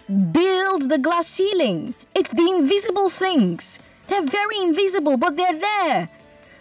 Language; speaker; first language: English; non-native, local second language; Igbo